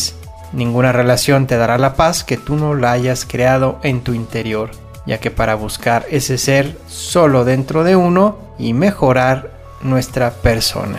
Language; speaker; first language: Spanish; native; Spanish